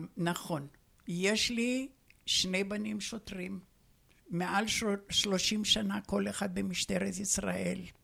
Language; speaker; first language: Hebrew; non-native, fluent; Romanian